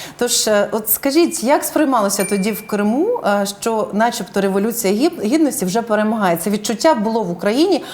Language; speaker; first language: Ukrainian; native; Ukrainian